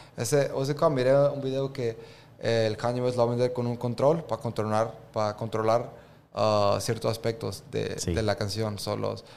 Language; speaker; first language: Spanish; early bilingual, heritage; Spanish